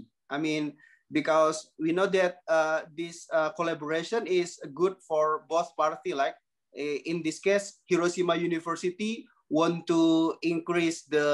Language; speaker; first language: English; non-native, learner; Indonesian